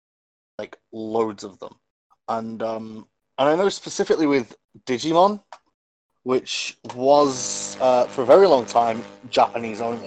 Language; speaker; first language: English; native; English